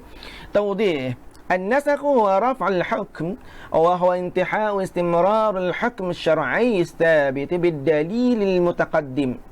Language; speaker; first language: Arabic; non-native, fluent; Malay